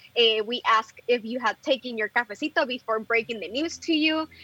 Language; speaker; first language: English; non-native, fluent; Spanish